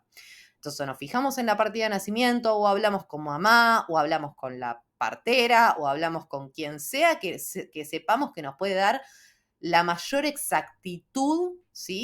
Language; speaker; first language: Spanish; native; Spanish